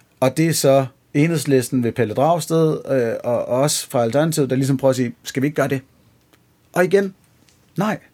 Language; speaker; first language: Danish; native; Danish